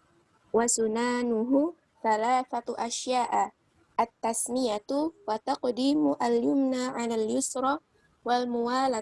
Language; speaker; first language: Arabic; non-native, learner; Indonesian